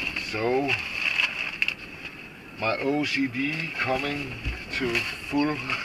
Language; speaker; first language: English; non-native, fluent; Danish